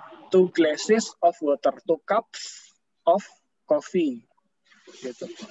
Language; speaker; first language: English; non-native, fluent; Indonesian